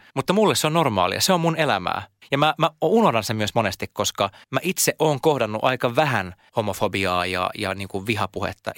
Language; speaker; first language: Finnish; non-native, local second language; Swedish